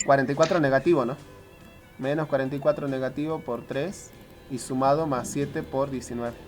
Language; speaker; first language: Spanish; native; Spanish